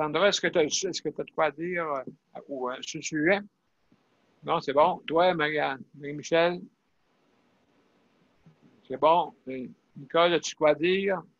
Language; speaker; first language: French; native; French